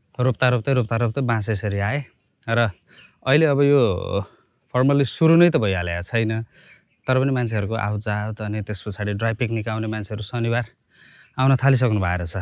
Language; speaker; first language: Nepali; native; Nepali